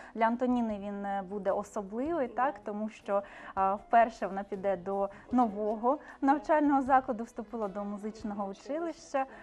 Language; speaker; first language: Ukrainian; native; Ukrainian